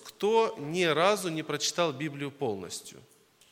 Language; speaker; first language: Russian; native; Russian